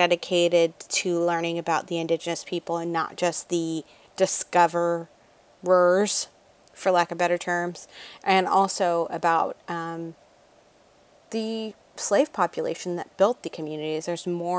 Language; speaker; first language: English; native; English